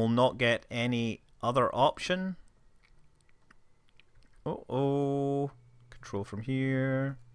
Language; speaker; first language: English; native; English